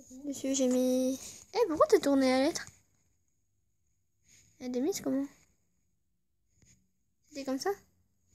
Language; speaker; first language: French; native; French